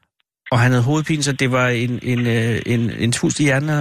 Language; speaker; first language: Danish; native; Danish